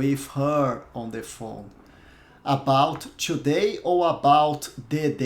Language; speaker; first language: English; non-native, fluent; Portuguese